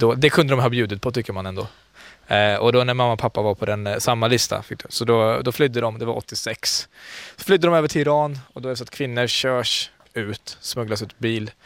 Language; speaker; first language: Swedish; early bilingual, other home language; Central Kurdish